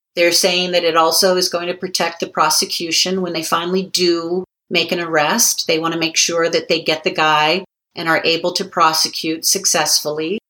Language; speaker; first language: English; native; English